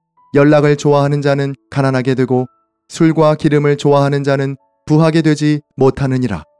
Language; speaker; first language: Korean; native; Korean